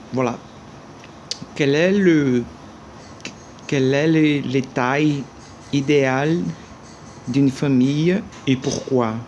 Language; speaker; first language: French; non-native, learner; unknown